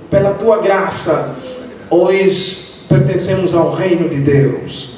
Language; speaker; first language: Portuguese; native; Portuguese